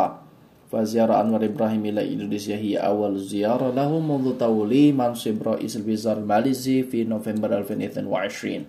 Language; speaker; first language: Arabic; non-native, fluent; Indonesian